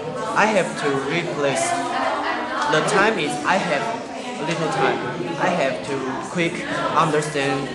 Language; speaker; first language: English; non-native, learner; Chinese